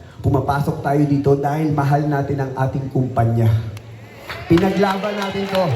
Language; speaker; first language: Filipino; native; Filipino